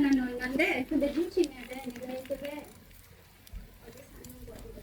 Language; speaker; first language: Korean; non-native, learner; Bangla